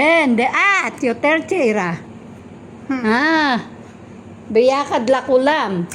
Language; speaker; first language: Hebrew; non-native, learner; Filipino